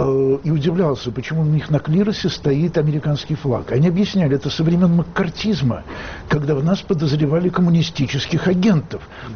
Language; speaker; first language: Russian; native; Russian